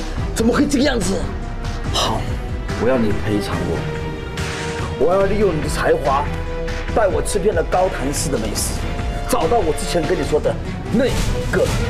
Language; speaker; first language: Chinese; native; Chinese